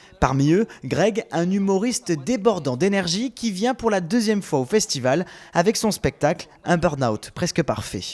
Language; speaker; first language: French; native; French